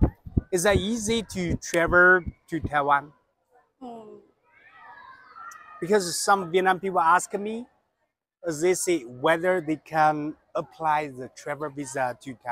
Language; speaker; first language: English; non-native, learner; Chinese